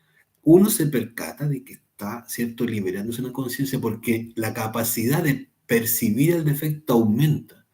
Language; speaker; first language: Spanish; native; Spanish